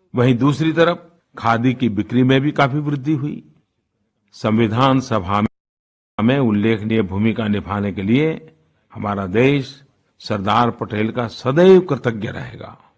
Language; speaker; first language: Hindi; non-native, local second language; Gujarati